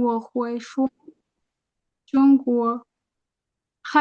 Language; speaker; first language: Chinese; non-native, learner; Uzbek